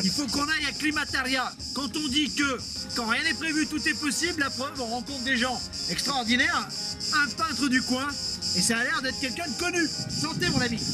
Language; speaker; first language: French; native; French